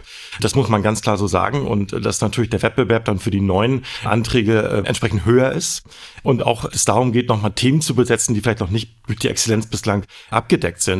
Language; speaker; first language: German; native; German